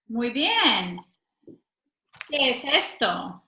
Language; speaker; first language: Spanish; non-native, fluent; English